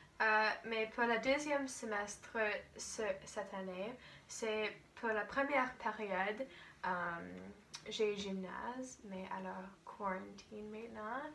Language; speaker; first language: French; non-native, learner; English